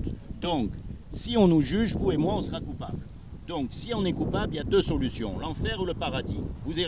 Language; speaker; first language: French; native; French